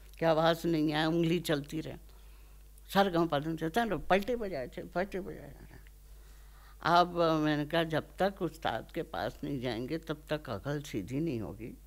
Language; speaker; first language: Hindi; native; Hindi